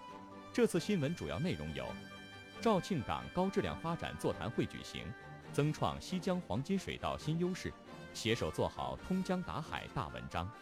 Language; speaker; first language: Chinese; native; Chinese